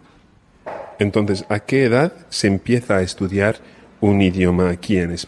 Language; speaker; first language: Spanish; non-native, fluent; English